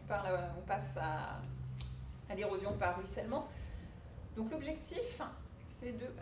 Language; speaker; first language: French; native; French